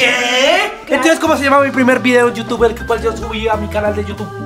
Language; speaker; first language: Spanish; native; Spanish